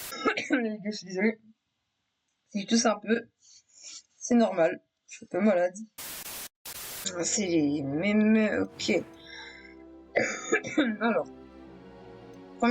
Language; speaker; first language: French; native; French